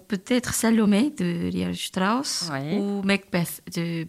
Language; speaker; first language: French; non-native, learner; Korean